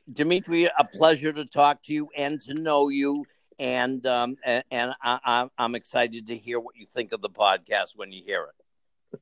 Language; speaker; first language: English; native; English